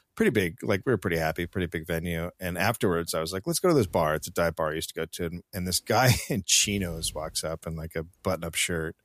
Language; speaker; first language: English; native; English